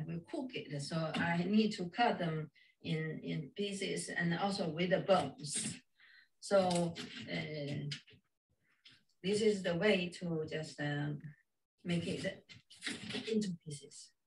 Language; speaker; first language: English; non-native, fluent; Chinese